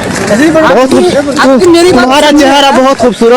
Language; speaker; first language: Hindi; non-native, learner; Bangla